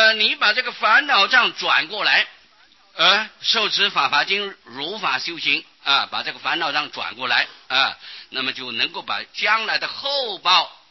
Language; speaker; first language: Chinese; non-native, local second language; Hakka Chinese